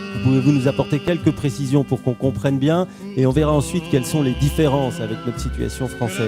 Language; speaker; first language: French; native; French